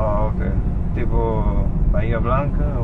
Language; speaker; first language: Spanish; non-native, fluent; English